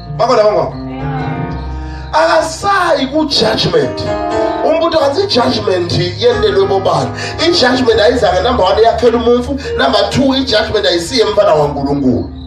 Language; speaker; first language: Zulu; non-native, local second language; Swati